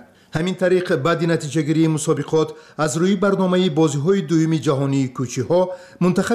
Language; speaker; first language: Persian; native; Persian